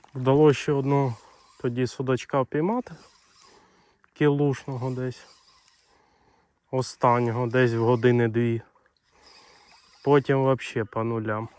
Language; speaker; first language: Ukrainian; non-native, local second language; Russian